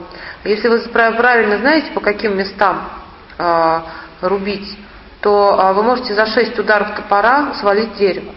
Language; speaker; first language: Russian; native; Russian